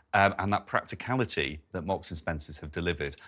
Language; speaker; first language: English; native; English